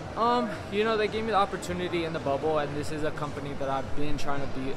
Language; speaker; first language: English; native; English